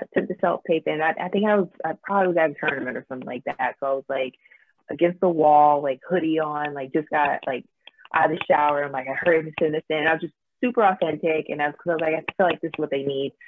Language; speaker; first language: English; native; English